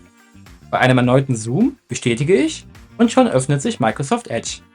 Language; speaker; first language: German; native; German